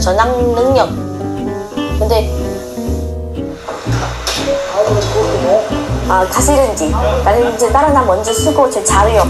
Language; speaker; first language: Korean; non-native, learner; Filipino